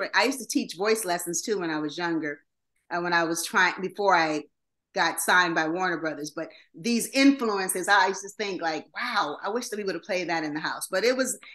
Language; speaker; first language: English; native; English